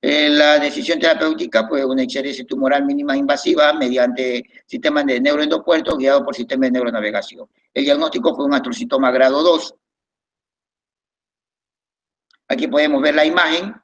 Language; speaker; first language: Spanish; native; Spanish